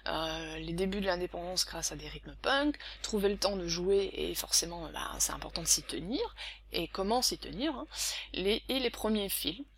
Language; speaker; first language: French; native; French